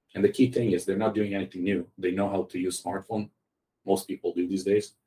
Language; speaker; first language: English; non-native, fluent; Croatian